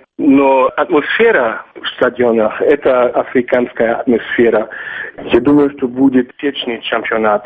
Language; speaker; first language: Russian; non-native, fluent; German